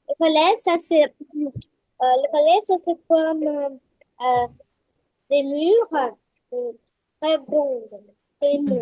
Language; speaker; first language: French; non-native, fluent; Russian